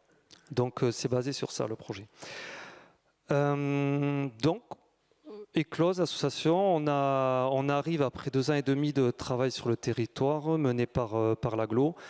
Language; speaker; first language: French; native; French